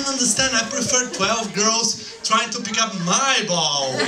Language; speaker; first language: English; non-native, learner; Portuguese